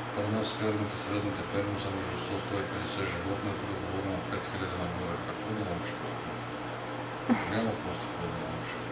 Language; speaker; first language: Bulgarian; native; Bulgarian